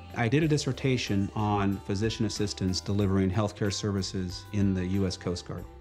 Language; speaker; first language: English; native; English